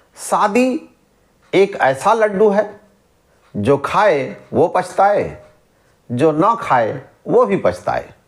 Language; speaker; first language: Hindi; native; Hindi